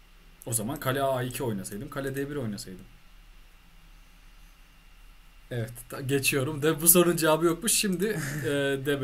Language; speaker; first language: Turkish; native; Turkish